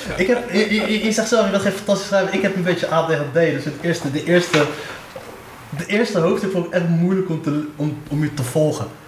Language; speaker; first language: Dutch; early bilingual, other home language; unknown